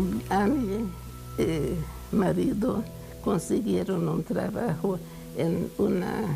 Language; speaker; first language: Spanish; non-native, fluent; Hungarian